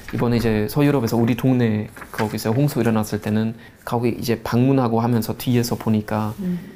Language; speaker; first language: Korean; non-native, fluent; German